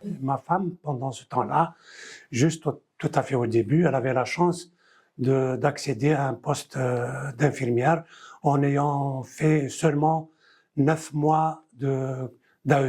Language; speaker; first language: French; non-native, local second language; Kabyle